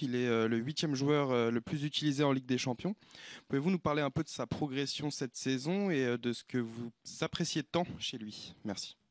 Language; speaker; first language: French; native; French